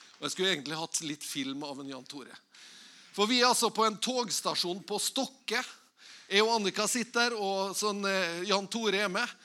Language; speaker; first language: Norwegian; native; Norwegian